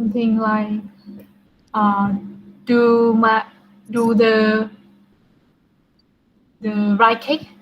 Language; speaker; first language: English; non-native, learner; Vietnamese